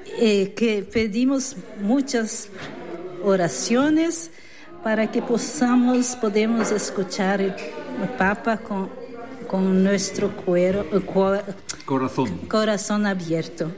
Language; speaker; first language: Spanish; non-native, learner; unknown